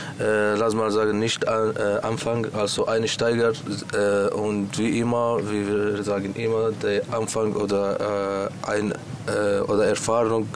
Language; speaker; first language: German; non-native, learner; Arabic